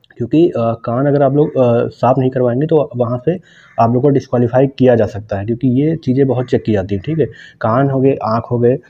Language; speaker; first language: Hindi; native; Hindi